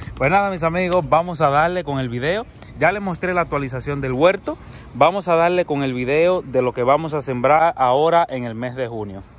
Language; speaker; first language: Spanish; native; Spanish